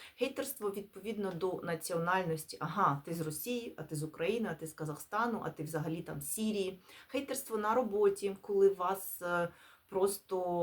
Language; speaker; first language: Ukrainian; non-native, local second language; Russian